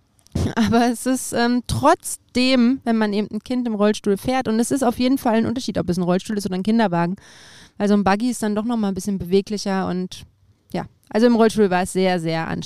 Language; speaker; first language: German; native; German